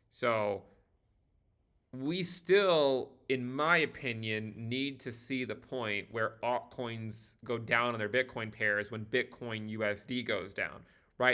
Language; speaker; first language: English; native; English